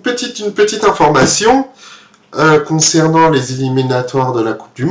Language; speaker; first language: French; native; French